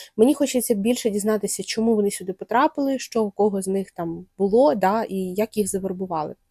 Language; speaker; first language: Ukrainian; non-native, local second language; Russian